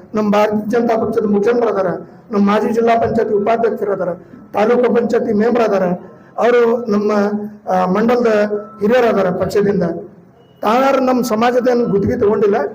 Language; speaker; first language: Kannada; non-native, local second language; Lambadi